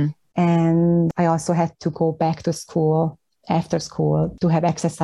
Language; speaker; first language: English; non-native, fluent; Hungarian